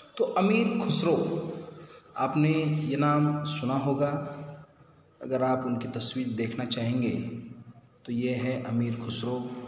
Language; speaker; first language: Hindi; non-native, local second language; Marathi